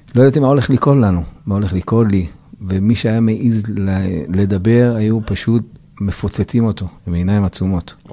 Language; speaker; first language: Hebrew; non-native, fluent; Persian